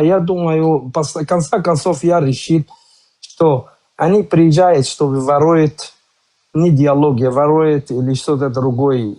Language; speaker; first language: Russian; non-native, learner; Kurdish